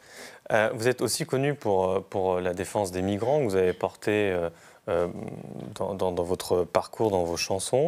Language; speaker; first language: French; native; French